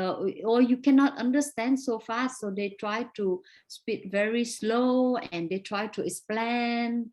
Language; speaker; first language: English; non-native, fluent; Vietnamese